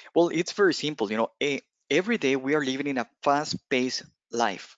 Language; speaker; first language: English; non-native, fluent; Spanish